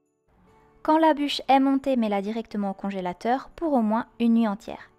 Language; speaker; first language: French; native; French